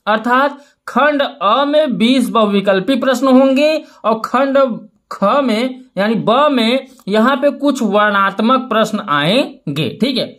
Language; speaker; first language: Hindi; native; Hindi